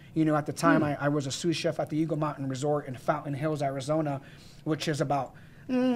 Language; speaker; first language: English; native; English